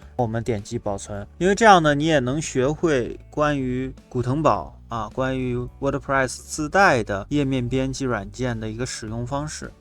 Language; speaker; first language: Chinese; native; Chinese